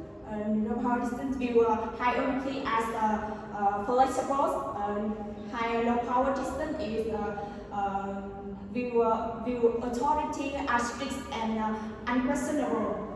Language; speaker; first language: English; non-native, learner; Vietnamese